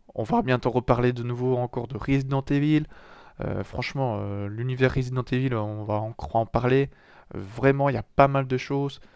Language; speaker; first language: French; native; French